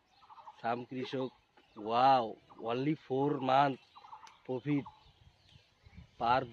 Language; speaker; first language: English; non-native, learner; Bangla